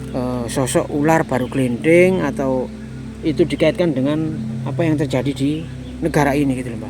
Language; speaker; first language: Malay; non-native, local second language; Javanese